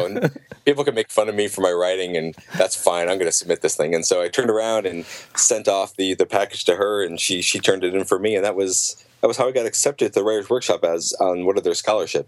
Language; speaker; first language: English; native; English